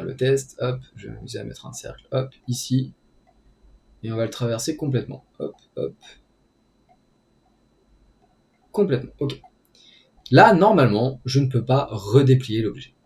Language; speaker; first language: French; native; French